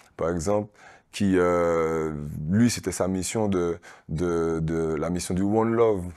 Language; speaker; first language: French; native; French